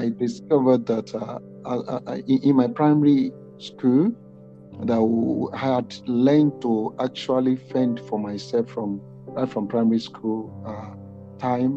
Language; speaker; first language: English; non-native, local second language; Yoruba